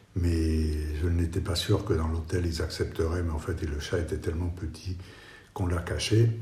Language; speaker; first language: French; non-native, fluent; Spanish